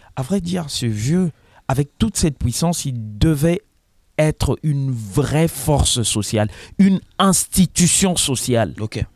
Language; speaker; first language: French; non-native, local second language; Lingala